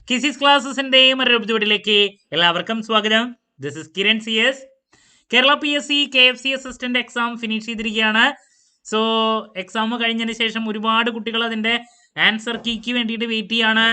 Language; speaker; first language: Malayalam; native; Malayalam